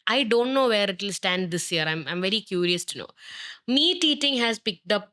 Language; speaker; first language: English; non-native, local second language; Malayalam